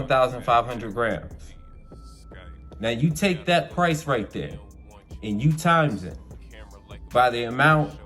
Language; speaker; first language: English; native; English